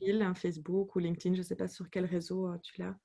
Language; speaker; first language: French; native; French